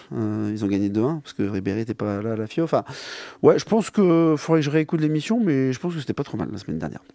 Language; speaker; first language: French; native; French